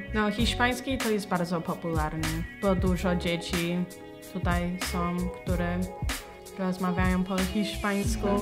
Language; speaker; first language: Polish; early bilingual, heritage; Polish